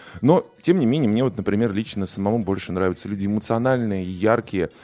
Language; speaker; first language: Russian; native; Russian